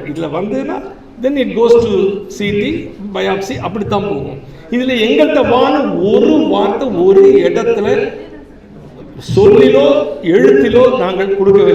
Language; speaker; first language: Tamil; native; Tamil